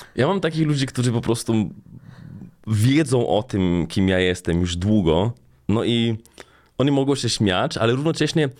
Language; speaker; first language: Polish; non-native, fluent; Slovenian